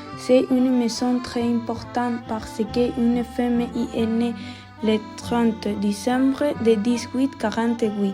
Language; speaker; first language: French; non-native, learner; Spanish